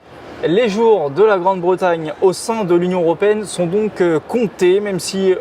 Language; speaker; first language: French; native; French